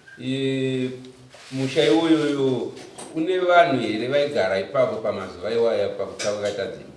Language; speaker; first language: Shona; native; Shona